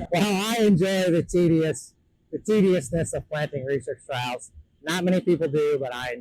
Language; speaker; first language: English; native; English